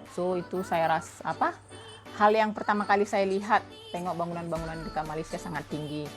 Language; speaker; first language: Indonesian; native; Indonesian